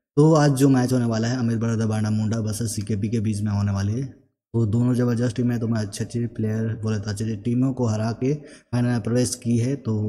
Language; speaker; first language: Hindi; native; Hindi